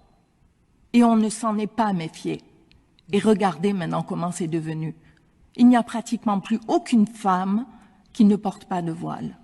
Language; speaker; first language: French; non-native, local second language; Arabic